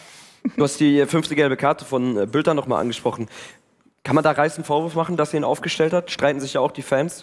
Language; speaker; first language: German; native; German